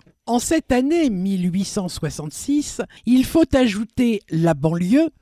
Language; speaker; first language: French; native; French